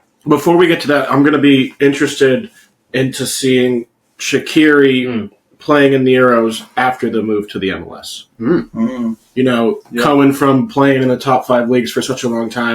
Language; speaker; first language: English; native; English